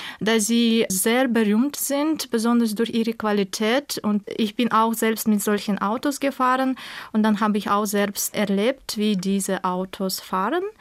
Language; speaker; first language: German; non-native, fluent; Russian